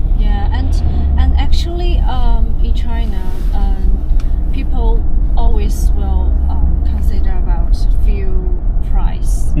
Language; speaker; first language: English; non-native, learner; Chinese